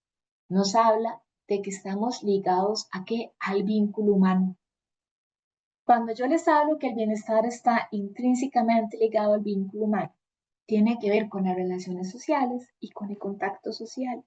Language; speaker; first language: Spanish; native; Spanish